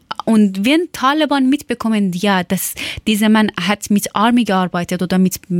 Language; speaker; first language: German; non-native, learner; Persian